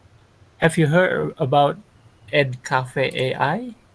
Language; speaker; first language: English; non-native, learner; Sundanese